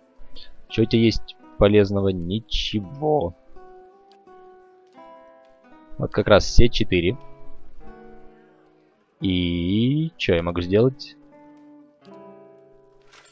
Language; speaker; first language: Russian; native; Russian